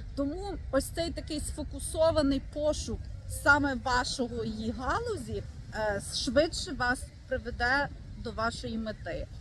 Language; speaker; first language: Ukrainian; native; Ukrainian